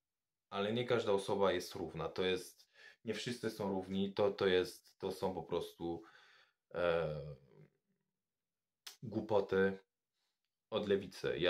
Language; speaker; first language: Polish; non-native, fluent; French